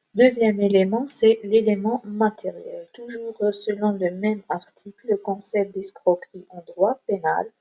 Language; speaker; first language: French; non-native, local second language; Arabic